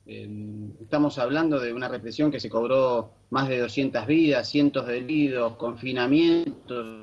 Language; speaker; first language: Spanish; native; Spanish